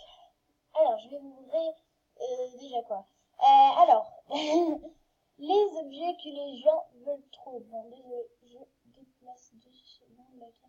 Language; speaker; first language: French; native; French